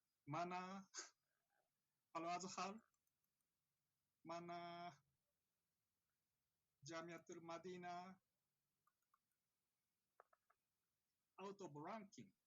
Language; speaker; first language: Indonesian; non-native, learner; Japanese